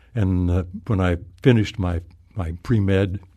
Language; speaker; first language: English; native; English